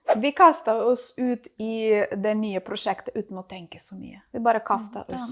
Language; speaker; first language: Norwegian; non-native, fluent; Ukrainian